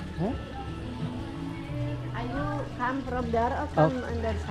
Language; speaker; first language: English; non-native, learner; Indonesian